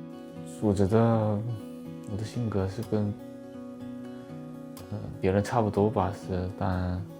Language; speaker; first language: Chinese; non-native, fluent; Korean